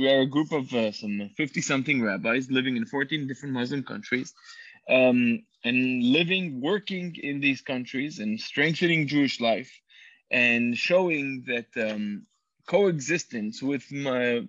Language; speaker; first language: English; non-native, fluent; Hebrew